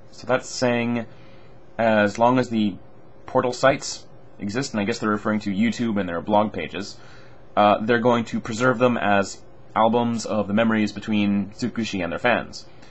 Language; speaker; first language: English; native; English